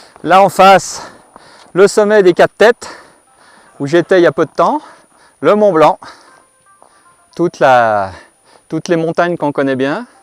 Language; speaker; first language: French; native; French